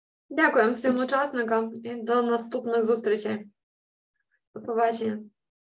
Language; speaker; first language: Ukrainian; native; Ukrainian